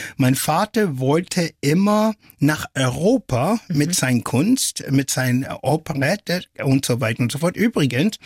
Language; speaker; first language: German; non-native, fluent; English